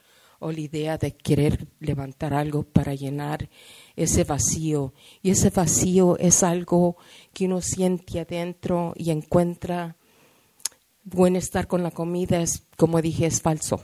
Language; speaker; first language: Spanish; early bilingual, heritage; Spanish